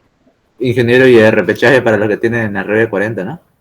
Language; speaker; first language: Spanish; native; Spanish